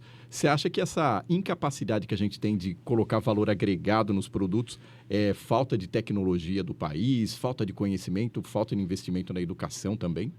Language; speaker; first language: Portuguese; native; Portuguese